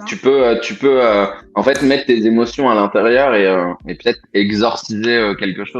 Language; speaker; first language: French; native; French